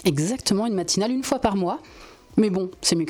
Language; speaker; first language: French; native; French